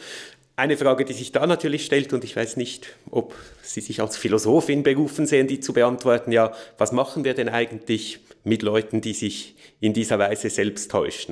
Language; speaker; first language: German; native; German